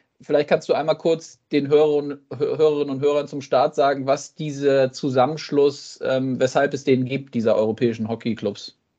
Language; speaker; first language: German; native; German